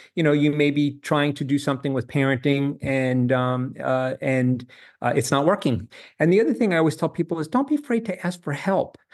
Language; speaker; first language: English; native; English